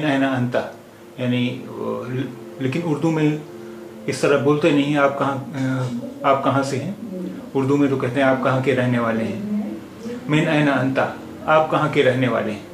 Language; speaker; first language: Urdu; native; Urdu